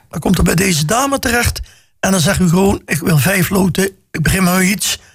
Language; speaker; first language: Dutch; native; Dutch